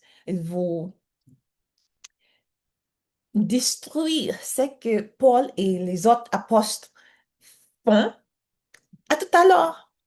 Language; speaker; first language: French; non-native, learner; English